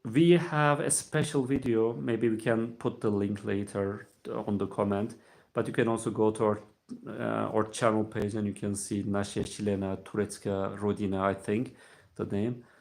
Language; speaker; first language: English; non-native, fluent; Turkish